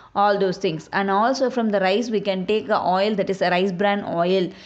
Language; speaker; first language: English; non-native, local second language; Tamil